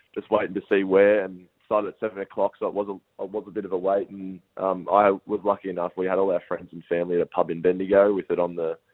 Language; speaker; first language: English; native; English